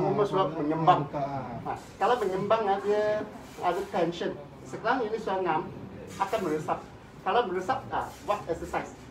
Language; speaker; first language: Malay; non-native, local second language; Cantonese